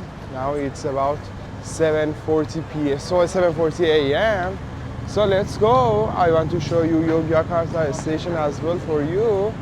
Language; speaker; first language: English; non-native, fluent; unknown